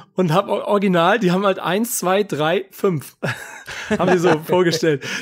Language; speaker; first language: German; native; German